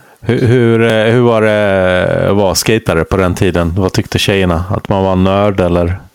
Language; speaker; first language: Swedish; native; Swedish